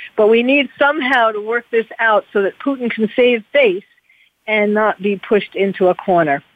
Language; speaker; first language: English; native; English